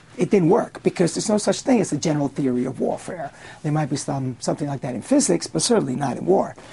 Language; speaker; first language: English; non-native, fluent; Spanish